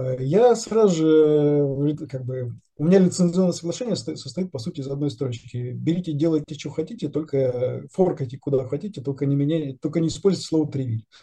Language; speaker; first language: Russian; native; Russian